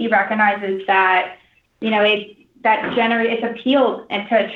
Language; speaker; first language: English; native; English